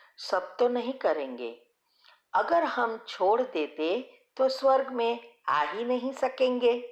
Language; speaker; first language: Hindi; native; Hindi